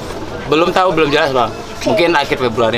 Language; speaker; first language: Indonesian; native; Indonesian